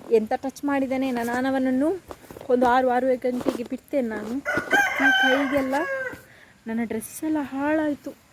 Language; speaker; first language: Kannada; non-native, local second language; Tulu